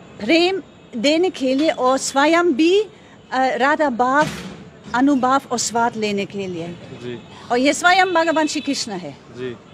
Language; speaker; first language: Hindi; non-native, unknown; German